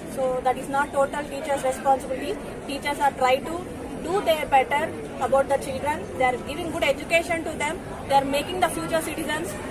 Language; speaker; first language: English; non-native, local second language; Telugu